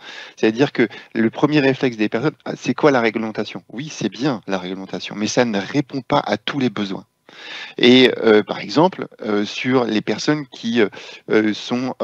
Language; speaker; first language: French; native; French